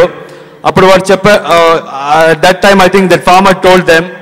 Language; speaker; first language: Telugu; non-native, learner; Kannada